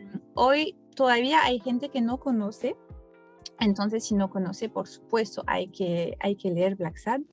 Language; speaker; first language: Spanish; non-native, fluent; French